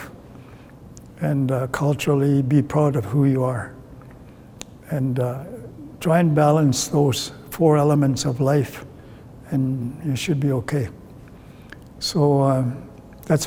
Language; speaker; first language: English; non-native, fluent; Cree